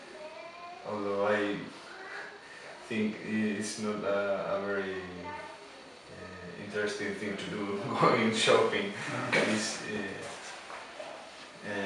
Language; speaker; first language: English; non-native, learner; Spanish